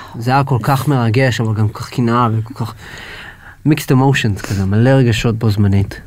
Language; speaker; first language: Hebrew; native; Hebrew